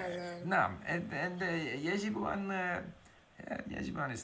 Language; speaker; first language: Arabic; non-native, learner; English